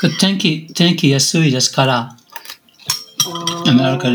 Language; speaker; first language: Japanese; non-native, learner; English